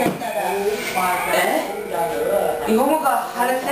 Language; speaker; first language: Japanese; non-native, learner; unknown